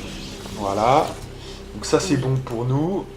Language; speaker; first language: French; native; French